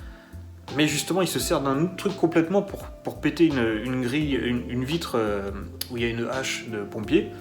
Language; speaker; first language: French; native; French